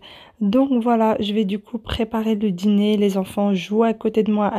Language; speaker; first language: French; native; French